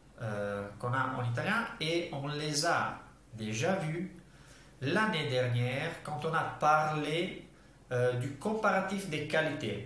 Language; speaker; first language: French; non-native, fluent; Italian